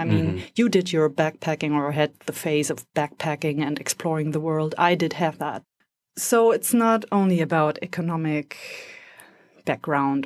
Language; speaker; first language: English; non-native, fluent; German